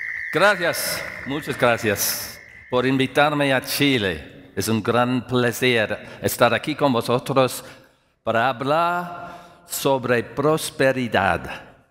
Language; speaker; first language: Spanish; non-native, learner; English